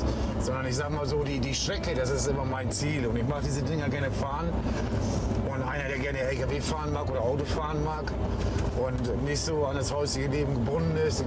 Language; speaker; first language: German; native; German